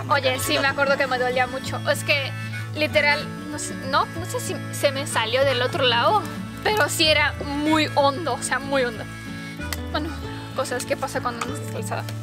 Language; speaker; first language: Spanish; non-native, fluent; Romanian